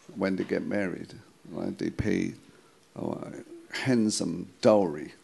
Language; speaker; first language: English; non-native, local second language; Chinese